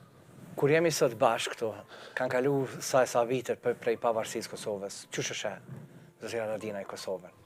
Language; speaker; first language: Albanian; native; Albanian